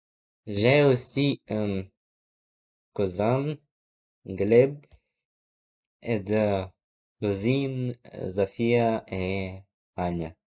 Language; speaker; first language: French; non-native, learner; Russian